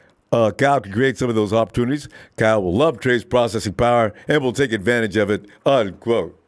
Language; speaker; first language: English; native; English